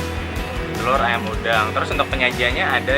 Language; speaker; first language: Indonesian; native; Indonesian